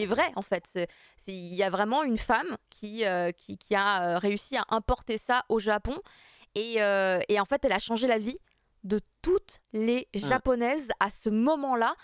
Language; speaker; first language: French; native; French